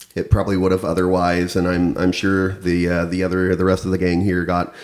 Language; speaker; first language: English; native; English